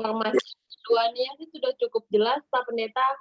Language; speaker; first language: Indonesian; native; Indonesian